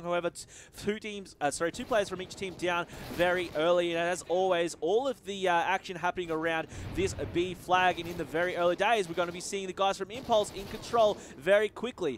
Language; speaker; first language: English; native; English